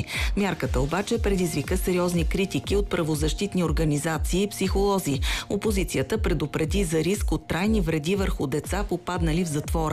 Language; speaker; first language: Bulgarian; native; Bulgarian